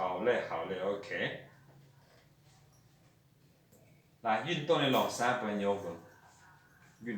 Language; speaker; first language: Chinese; non-native, fluent; Lao